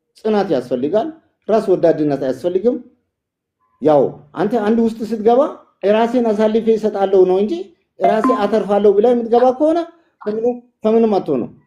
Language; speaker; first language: Amharic; non-native, local second language; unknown